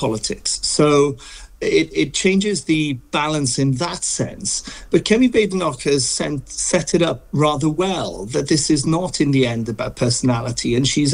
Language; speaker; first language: English; native; English